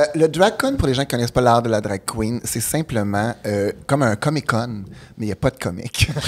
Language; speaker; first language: French; native; French